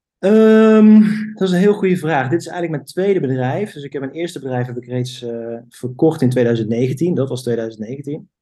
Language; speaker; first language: Dutch; native; Dutch